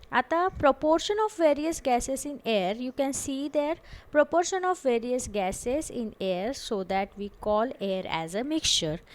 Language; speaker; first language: English; non-native, local second language; Marathi